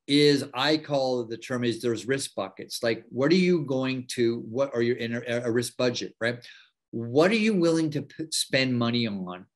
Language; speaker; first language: English; native; English